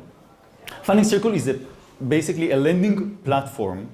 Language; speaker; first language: English; non-native, fluent; Hebrew